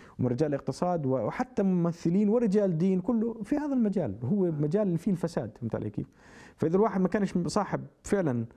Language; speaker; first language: Arabic; native; Arabic